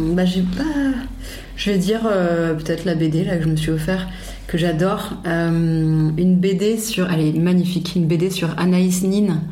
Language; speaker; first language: French; native; French